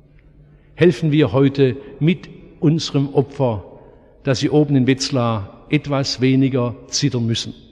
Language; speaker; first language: German; native; German